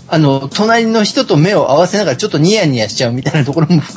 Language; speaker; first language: Japanese; native; Japanese